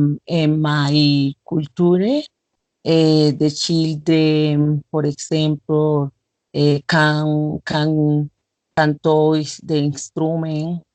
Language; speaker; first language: English; non-native, learner; Spanish